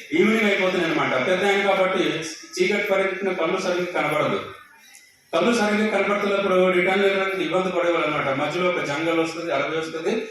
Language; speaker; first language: Telugu; non-native, local second language; Odia